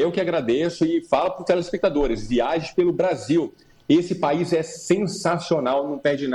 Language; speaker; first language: Portuguese; native; Portuguese